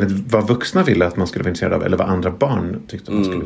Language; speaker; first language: Swedish; native; Swedish